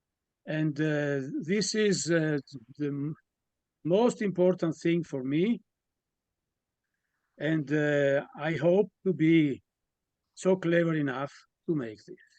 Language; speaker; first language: English; non-native, learner; Italian